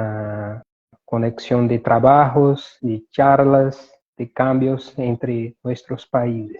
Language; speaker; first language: Spanish; non-native, fluent; Portuguese